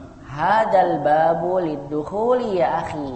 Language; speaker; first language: Arabic; non-native, fluent; Indonesian